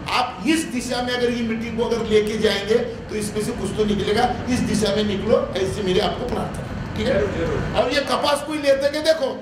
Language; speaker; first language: Hindi; non-native, local second language; Marathi